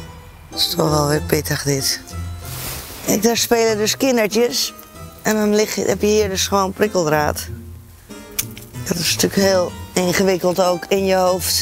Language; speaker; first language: Dutch; native; Dutch